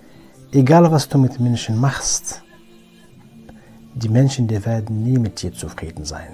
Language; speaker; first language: German; non-native, fluent; Arabic